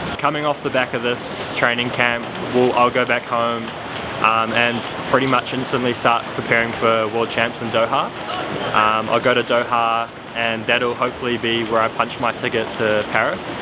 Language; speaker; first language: English; native; English